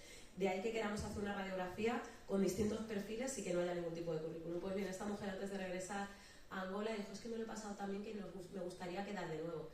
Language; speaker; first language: Spanish; native; Spanish